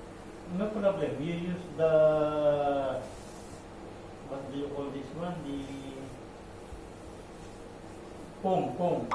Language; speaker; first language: English; non-native, learner; Filipino